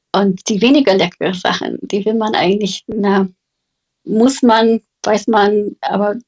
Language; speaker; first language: German; non-native, fluent; English